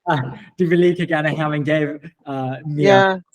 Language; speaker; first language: Danish; non-native, learner; English